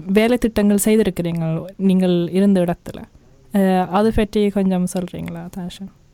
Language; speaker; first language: Tamil; early bilingual, heritage; Tamil